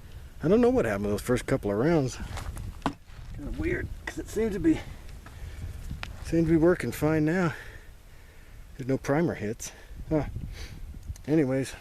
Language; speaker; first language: English; native; English